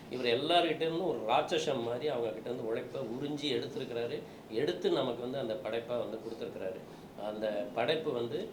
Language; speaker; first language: Tamil; native; Tamil